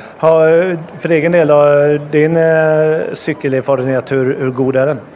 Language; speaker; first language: Swedish; native; Swedish